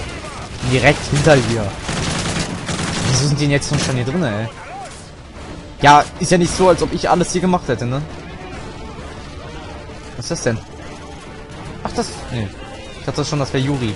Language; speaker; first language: German; native; German